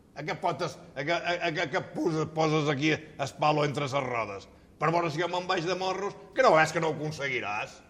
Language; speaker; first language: Catalan; native; Catalan